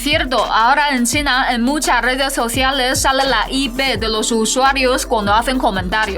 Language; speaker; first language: Spanish; non-native, fluent; Chinese